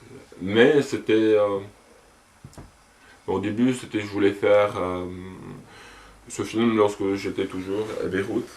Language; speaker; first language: French; non-native, local second language; Arabic